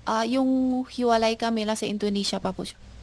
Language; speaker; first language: Filipino; non-native, learner; Chinese